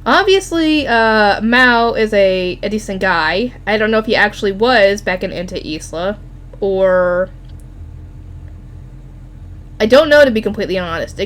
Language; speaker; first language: English; native; English